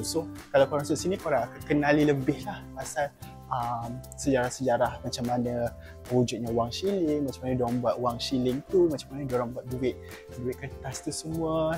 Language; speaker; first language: Malay; native; Malay